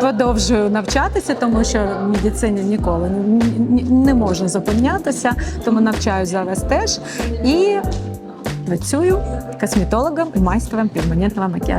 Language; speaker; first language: Ukrainian; non-native, local second language; Russian